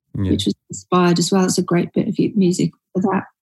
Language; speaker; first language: English; native; English